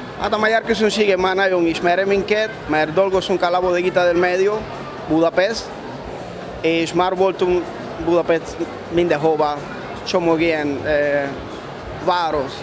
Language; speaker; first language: Hungarian; non-native, learner; Spanish